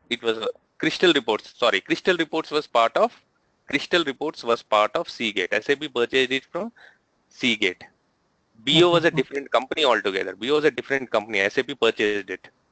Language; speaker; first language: English; non-native, local second language; Telugu